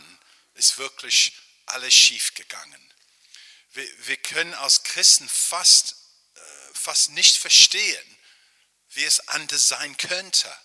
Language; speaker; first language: German; non-native, fluent; English